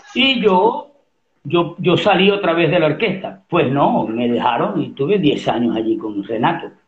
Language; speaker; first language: Spanish; native; Spanish